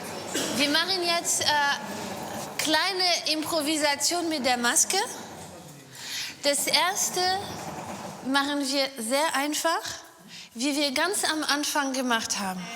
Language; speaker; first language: German; non-native, fluent; French